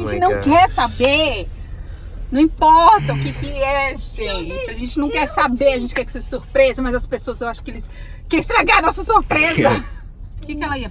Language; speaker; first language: Portuguese; native; Portuguese